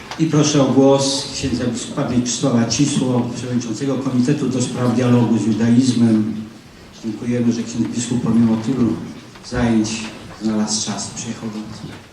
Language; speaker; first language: Polish; native; Polish